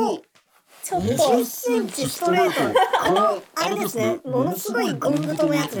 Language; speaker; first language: Japanese; native; Japanese